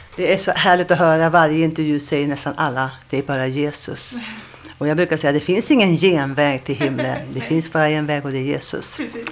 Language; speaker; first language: Swedish; native; Swedish